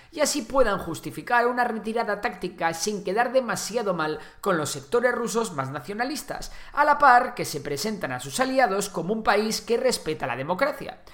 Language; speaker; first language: Spanish; native; Spanish